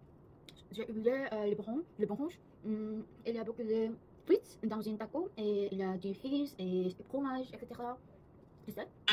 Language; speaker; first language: French; non-native, learner; Korean